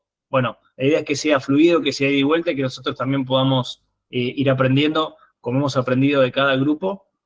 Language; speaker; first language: Spanish; native; Spanish